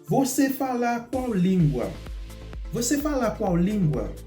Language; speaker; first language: Portuguese; non-native, learner; Haitian Creole